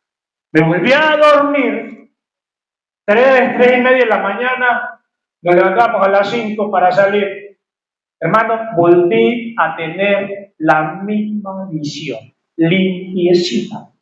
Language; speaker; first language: Spanish; native; Spanish